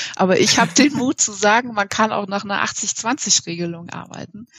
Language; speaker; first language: German; native; German